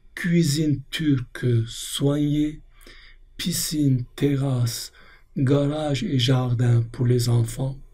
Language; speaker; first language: French; non-native, fluent; Turkish